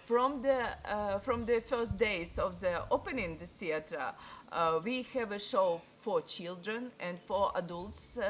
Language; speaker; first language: English; non-native, learner; Ukrainian